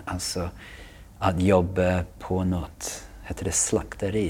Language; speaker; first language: Swedish; non-native, fluent; English